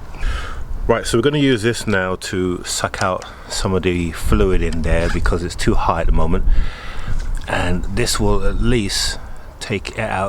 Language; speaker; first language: English; native; English